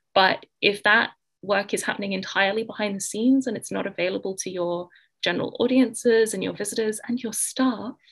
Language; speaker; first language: English; native; English